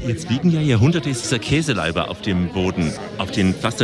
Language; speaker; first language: German; native; German